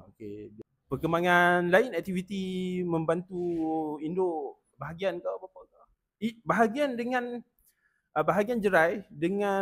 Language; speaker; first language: Malay; native; Malay